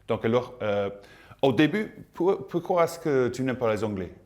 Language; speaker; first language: French; non-native, learner; English